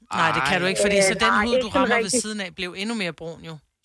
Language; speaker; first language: Danish; native; Danish